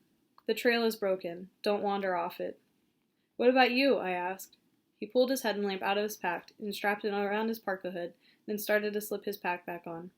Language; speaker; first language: English; native; English